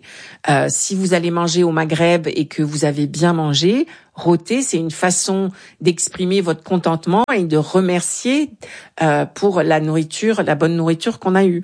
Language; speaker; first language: French; native; French